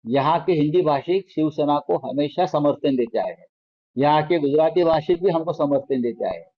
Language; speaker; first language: Hindi; non-native, local second language; Marathi